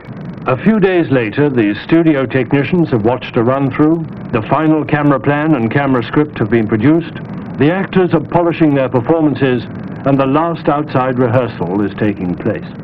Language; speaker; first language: English; native; English